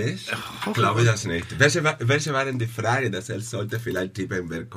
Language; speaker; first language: German; non-native, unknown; Spanish